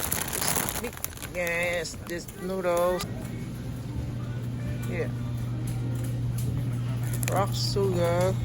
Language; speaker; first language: English; non-native, learner; Vietnamese